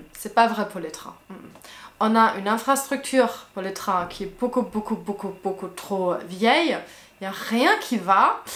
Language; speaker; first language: French; non-native, fluent; German